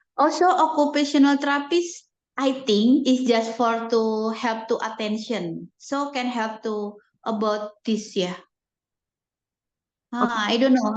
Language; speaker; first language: English; non-native, learner; Indonesian